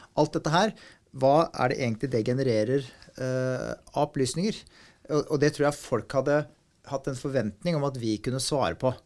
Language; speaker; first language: Norwegian; native; Norwegian